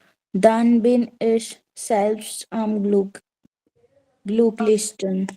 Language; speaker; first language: German; non-native, learner; Hindi